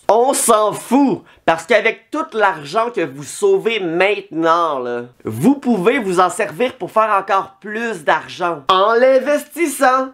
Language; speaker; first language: French; native; French